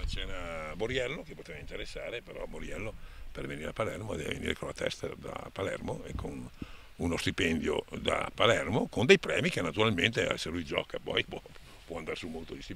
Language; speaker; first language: Italian; native; Italian